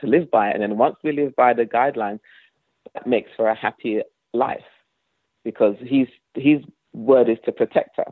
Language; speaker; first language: English; native; English